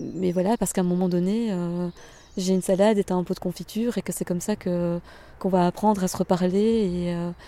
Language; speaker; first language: French; native; French